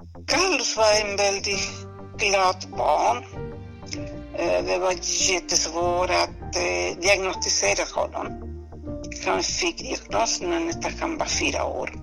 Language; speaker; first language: Swedish; non-native, fluent; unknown